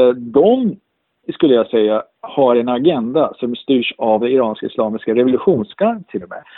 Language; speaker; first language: Swedish; non-native, fluent; Persian